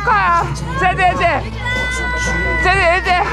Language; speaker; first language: Chinese; non-native, fluent; Japanese